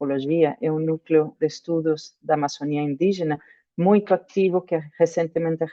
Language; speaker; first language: Portuguese; non-native, fluent; Spanish